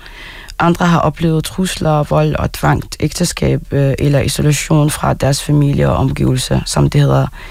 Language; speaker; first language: Danish; early bilingual, other home language; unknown